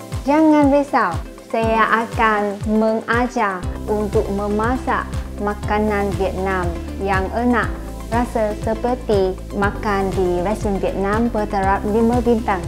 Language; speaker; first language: Indonesian; non-native, fluent; Vietnamese